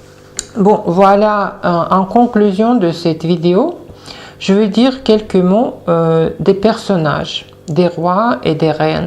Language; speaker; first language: French; non-native, fluent; Russian